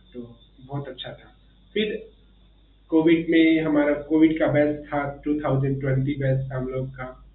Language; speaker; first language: Hindi; native; Hindi